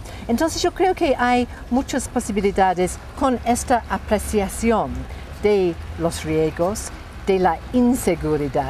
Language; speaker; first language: Spanish; non-native, fluent; English